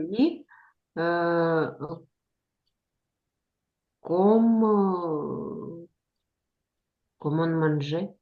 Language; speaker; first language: French; non-native, learner; Ukrainian